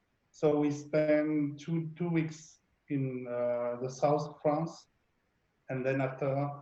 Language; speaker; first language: English; non-native, learner; French